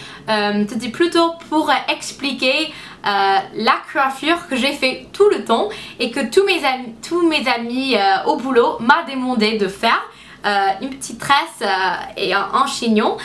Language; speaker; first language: French; non-native, fluent; English